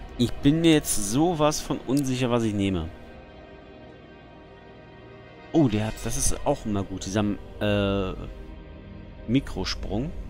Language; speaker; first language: German; native; German